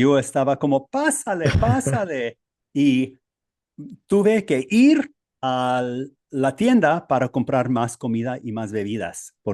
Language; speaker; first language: Spanish; non-native, fluent; English